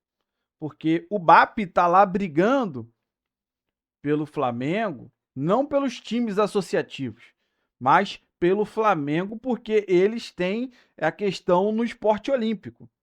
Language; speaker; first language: Portuguese; native; Portuguese